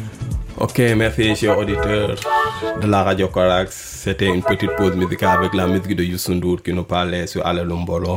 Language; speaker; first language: French; non-native, local second language; Wolof